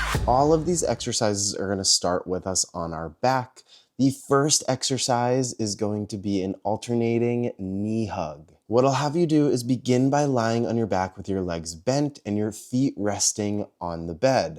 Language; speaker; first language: English; native; English